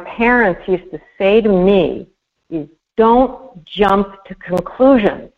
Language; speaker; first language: English; native; English